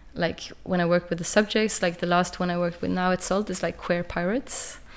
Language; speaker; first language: English; non-native, fluent; Norwegian